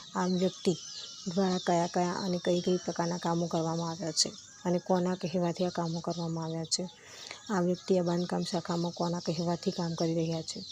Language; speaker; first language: Gujarati; native; Gujarati